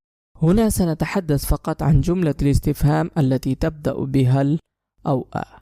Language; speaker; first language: Arabic; non-native, fluent; Urdu